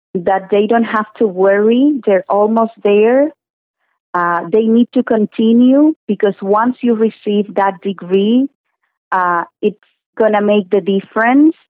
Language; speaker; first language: English; non-native, fluent; Spanish